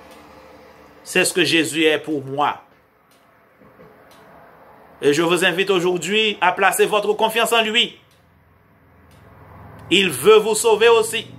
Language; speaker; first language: French; non-native, local second language; Haitian Creole